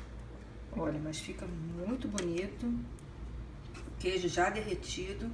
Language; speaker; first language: Portuguese; native; Portuguese